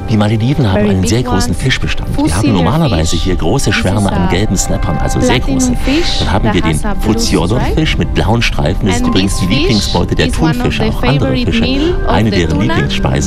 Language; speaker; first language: German; native; German